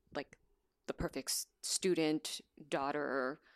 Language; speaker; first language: English; early bilingual, other home language; Chinese